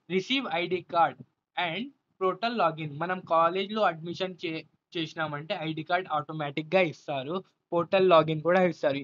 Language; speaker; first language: Telugu; non-native, local second language; Urdu